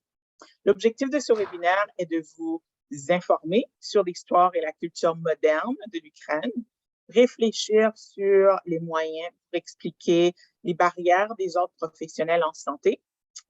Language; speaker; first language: French; native; French